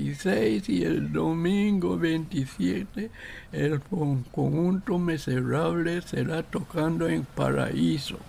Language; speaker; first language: Spanish; non-native, local second language; English